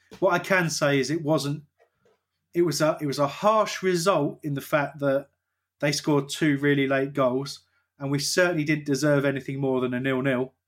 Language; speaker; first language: English; native; English